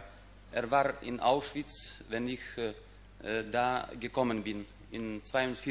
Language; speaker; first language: German; non-native, fluent; Ukrainian